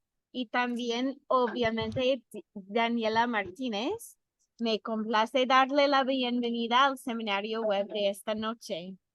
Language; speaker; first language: Spanish; non-native, fluent; English